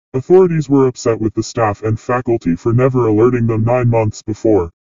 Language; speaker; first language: English; native; English